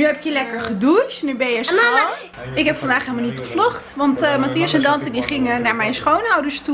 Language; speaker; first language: Dutch; native; Dutch